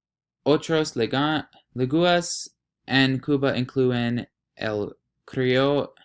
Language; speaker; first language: Spanish; non-native, learner; English